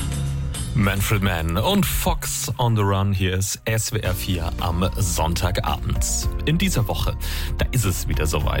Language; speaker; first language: German; native; German